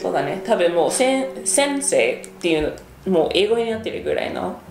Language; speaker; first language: Japanese; non-native, fluent; English